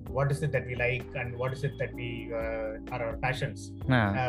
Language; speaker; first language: English; non-native, local second language; Tamil